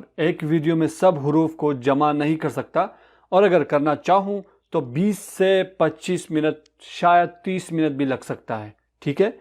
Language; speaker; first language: Urdu; non-native, local second language; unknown